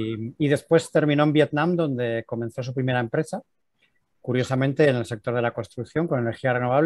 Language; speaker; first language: Spanish; native; Spanish